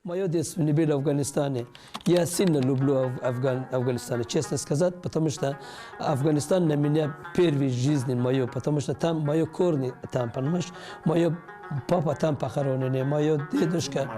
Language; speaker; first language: Russian; non-native, learner; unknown